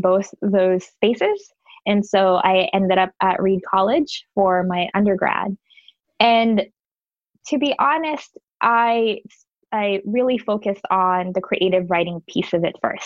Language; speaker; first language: English; non-native, local second language; Filipino